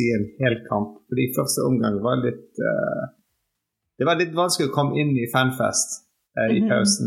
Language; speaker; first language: Norwegian; non-native, fluent; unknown